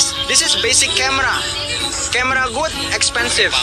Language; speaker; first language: English; non-native, learner; Sundanese